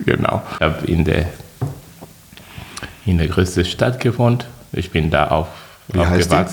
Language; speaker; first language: German; non-native, fluent; French